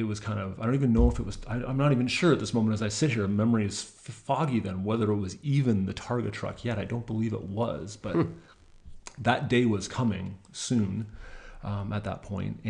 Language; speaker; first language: English; native; English